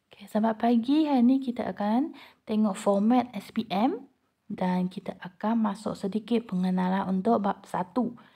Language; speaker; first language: Malay; non-native, local second language; Chinese